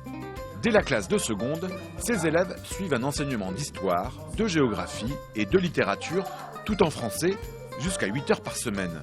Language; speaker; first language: French; native; French